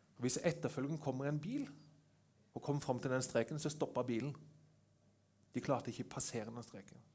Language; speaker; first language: Norwegian; native; Norwegian